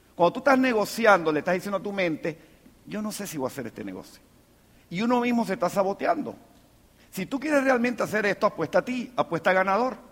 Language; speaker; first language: Spanish; native; Spanish